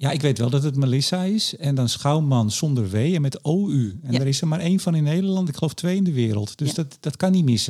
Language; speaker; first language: Dutch; native; Dutch